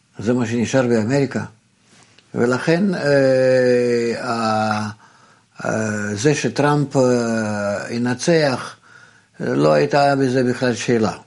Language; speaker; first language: Hebrew; non-native, fluent; Russian